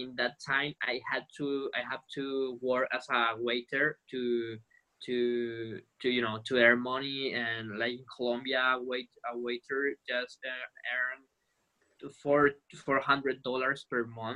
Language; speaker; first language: English; non-native, fluent; Spanish